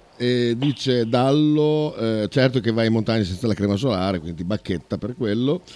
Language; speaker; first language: Italian; native; Italian